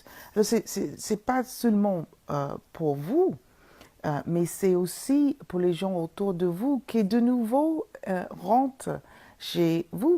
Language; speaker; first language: French; non-native, fluent; English